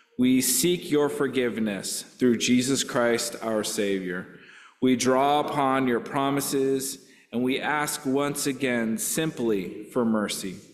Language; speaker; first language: English; native; English